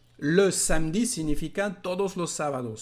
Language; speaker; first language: Spanish; non-native, fluent; French